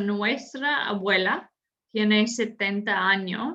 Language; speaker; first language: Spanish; non-native, fluent; English